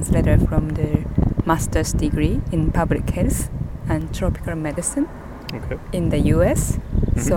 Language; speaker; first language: English; non-native, fluent; Japanese